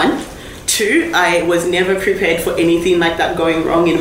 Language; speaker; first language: English; non-native, local second language; Shona